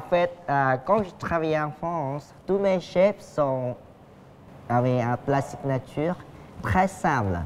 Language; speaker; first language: French; non-native, fluent; Vietnamese